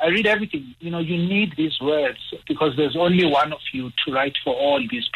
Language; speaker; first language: English; non-native, local second language; Zulu